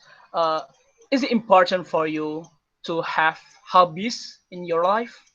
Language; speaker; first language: English; non-native, learner; Indonesian